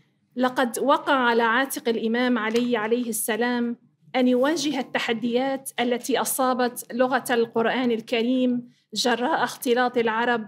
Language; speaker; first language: Arabic; native; Arabic